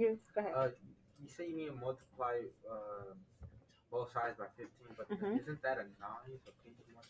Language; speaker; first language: English; native; English